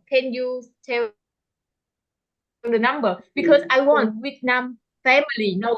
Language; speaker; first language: English; non-native, learner; Vietnamese